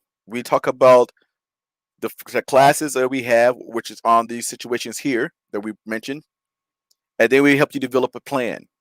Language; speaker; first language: English; native; English